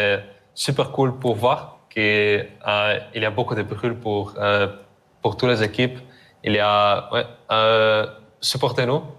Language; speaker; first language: French; non-native, learner; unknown